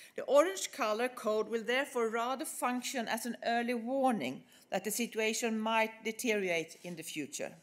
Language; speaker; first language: English; non-native, fluent; Swedish